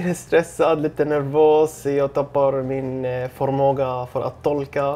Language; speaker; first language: Swedish; non-native, learner; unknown